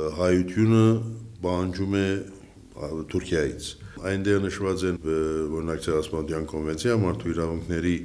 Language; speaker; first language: Armenian; early bilingual, heritage; Armenian